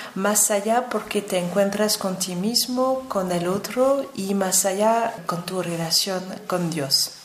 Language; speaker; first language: Spanish; non-native, fluent; French